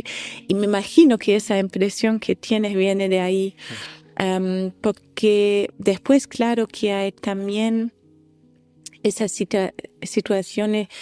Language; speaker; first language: Spanish; non-native, fluent; German